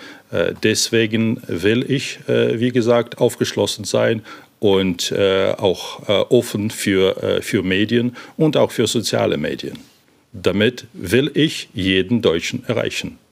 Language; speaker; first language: German; non-native, fluent; Ukrainian